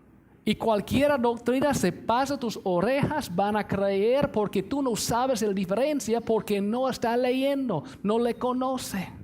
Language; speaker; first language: Spanish; non-native, fluent; English